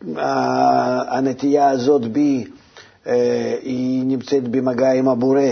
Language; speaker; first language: Hebrew; non-native, fluent; Russian